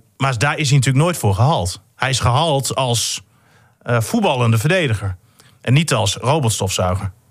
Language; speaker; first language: Dutch; native; Dutch